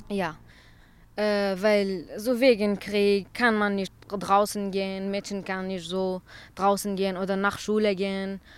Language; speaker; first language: German; non-native, learner; Central Kurdish